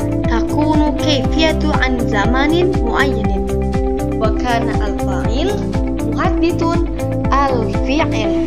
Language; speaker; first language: Arabic; non-native, learner; Indonesian